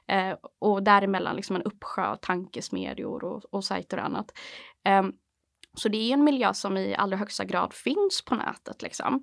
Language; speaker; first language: Swedish; native; Swedish